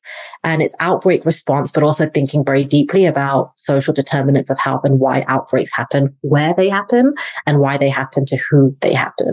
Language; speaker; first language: English; native; English